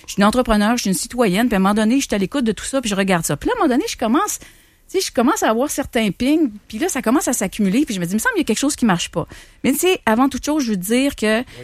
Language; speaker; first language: French; native; French